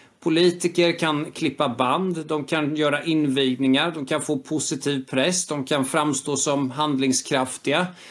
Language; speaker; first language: Swedish; native; Swedish